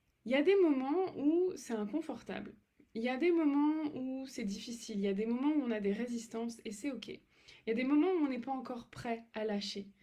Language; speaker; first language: French; native; French